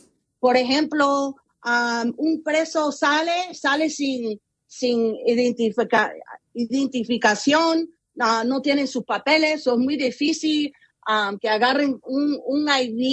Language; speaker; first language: Spanish; early bilingual, heritage; Spanish